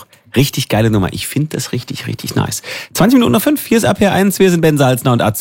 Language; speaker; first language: German; native; German